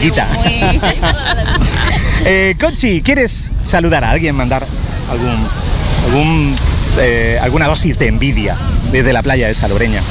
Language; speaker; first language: Spanish; native; Spanish